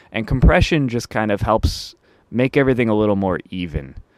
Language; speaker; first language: English; native; English